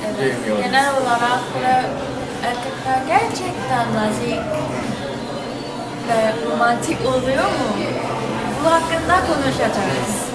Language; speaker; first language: Turkish; non-native, learner; Korean